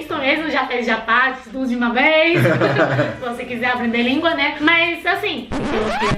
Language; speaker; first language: Portuguese; non-native, fluent; Chinese